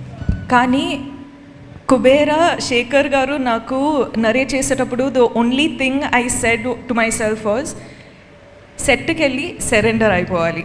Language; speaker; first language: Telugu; non-native, local second language; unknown